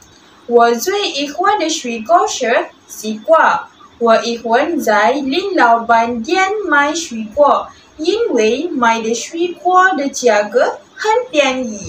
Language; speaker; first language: Chinese; non-native, learner; Malay